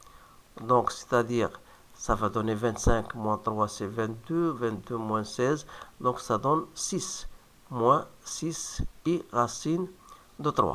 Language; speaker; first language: French; non-native, local second language; Arabic